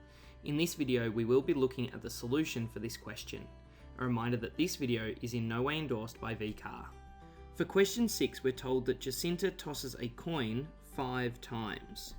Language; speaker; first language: English; native; English